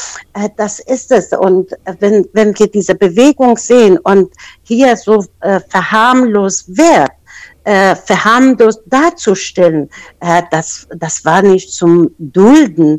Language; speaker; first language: German; non-native, fluent; Persian